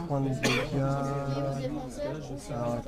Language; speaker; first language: French; native; French